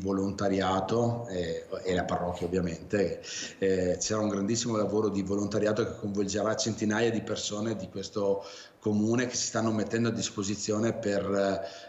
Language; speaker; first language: Italian; native; Italian